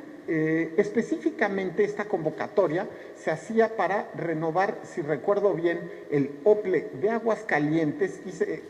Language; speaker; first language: Spanish; native; Spanish